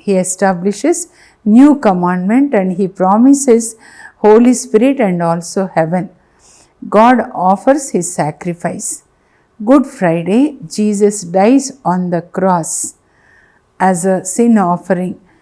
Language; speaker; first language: English; non-native, local second language; Telugu